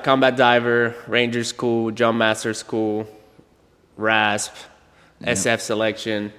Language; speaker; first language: English; non-native, fluent; Spanish